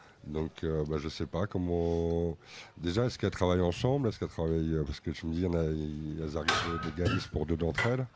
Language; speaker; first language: French; native; French